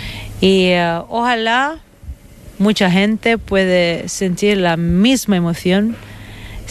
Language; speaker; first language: Spanish; non-native, fluent; Italian